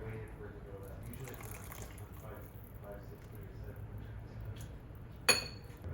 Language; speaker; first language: English; native; English